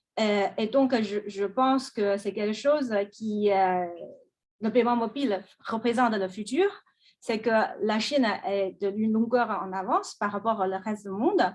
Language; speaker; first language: French; non-native, fluent; Chinese